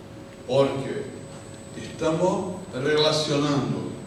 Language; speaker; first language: Spanish; non-native, fluent; Portuguese